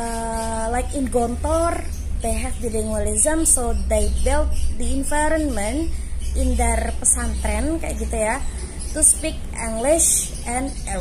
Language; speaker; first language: English; non-native, learner; Javanese